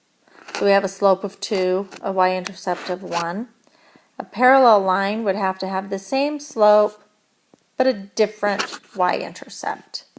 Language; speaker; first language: English; native; English